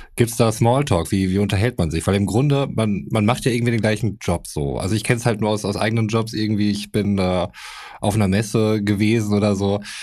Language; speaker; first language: German; native; German